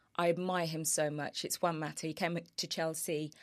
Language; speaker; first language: English; native; English